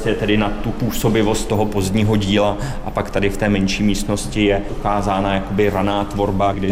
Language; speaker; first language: Czech; native; Czech